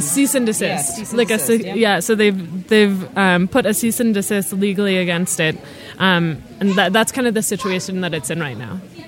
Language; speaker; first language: English; native; English